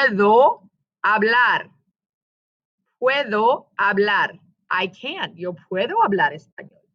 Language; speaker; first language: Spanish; non-native, fluent; English